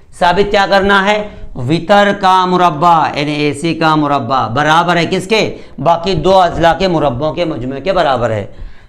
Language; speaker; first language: Urdu; native; Urdu